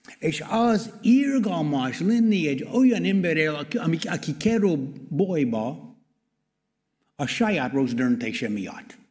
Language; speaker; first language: Hungarian; non-native, learner; English